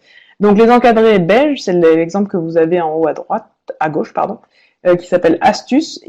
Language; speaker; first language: French; native; French